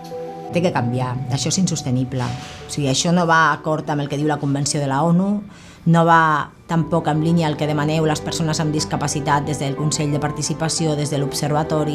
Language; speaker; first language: Catalan; native; Catalan